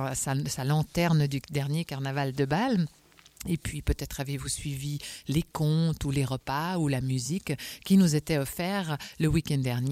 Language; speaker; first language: French; native; French